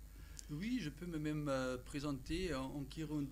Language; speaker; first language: French; non-native, fluent; German